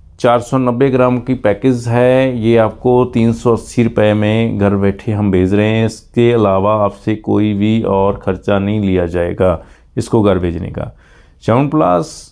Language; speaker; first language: Hindi; non-native, local second language; Punjabi